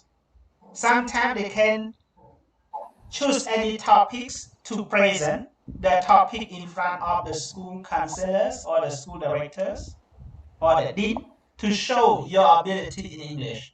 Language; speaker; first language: English; non-native, learner; Khmer